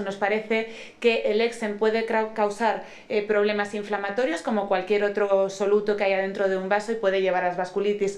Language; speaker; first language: Spanish; native; Spanish